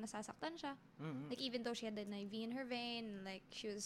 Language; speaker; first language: English; non-native, local second language; Filipino